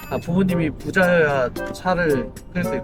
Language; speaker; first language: Korean; native; Korean